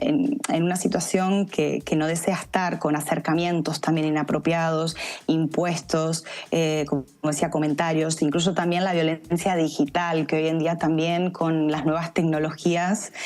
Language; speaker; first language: Spanish; native; Spanish